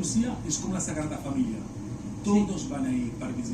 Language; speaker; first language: Spanish; non-native, fluent; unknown